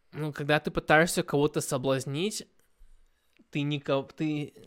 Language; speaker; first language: Russian; early bilingual, other home language; English